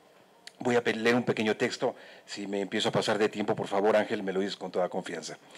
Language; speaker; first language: Spanish; native; Spanish